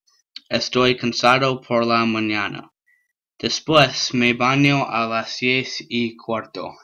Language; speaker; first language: Spanish; non-native, learner; English